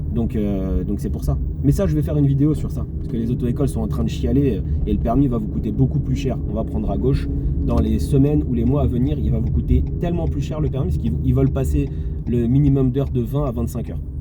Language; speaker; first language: French; native; French